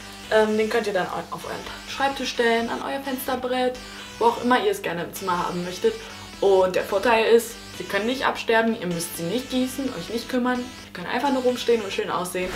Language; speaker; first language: German; native; German